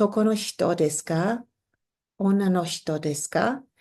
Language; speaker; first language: Japanese; non-native, fluent; English